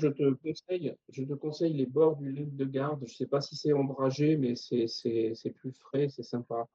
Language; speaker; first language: French; native; French